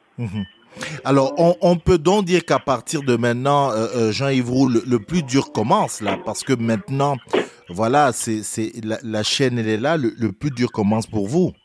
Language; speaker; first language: French; non-native, local second language; Duala